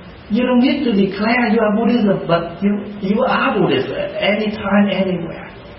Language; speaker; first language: English; non-native, fluent; Vietnamese